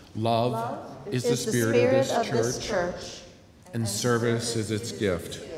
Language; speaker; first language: English; native; English